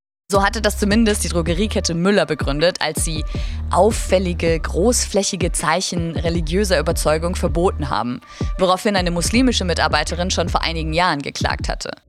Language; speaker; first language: German; native; German